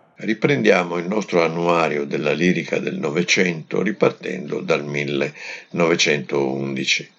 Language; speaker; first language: Italian; native; Italian